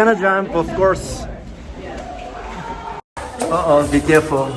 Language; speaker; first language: English; non-native, learner; Japanese